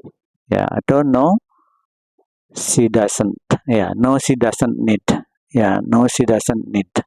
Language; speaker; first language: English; non-native, learner; Indonesian